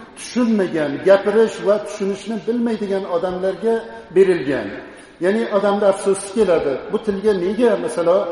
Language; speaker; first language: Uzbek; native; Uzbek